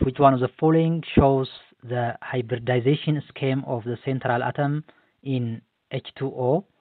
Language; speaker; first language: English; non-native, local second language; Amharic